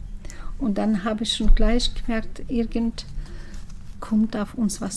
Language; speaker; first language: German; early bilingual, heritage; German